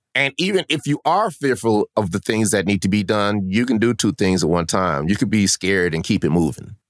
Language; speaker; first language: English; native; English